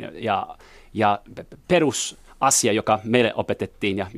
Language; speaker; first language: Finnish; non-native, fluent; French